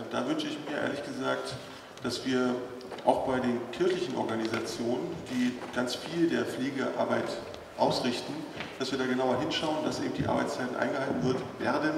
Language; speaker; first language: German; native; German